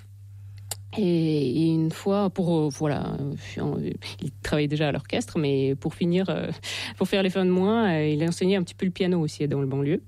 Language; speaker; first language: French; non-native, fluent; Ukrainian